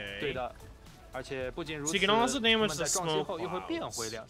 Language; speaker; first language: Chinese; native; Chinese